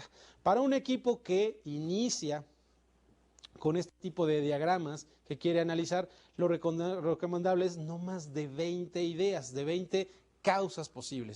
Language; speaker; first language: Spanish; native; Spanish